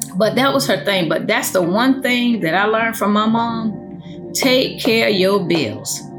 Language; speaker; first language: English; native; English